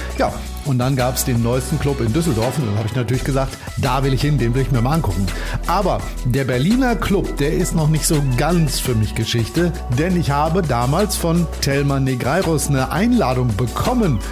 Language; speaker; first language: German; native; German